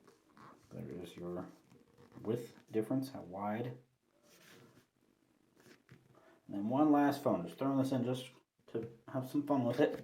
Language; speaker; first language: English; native; English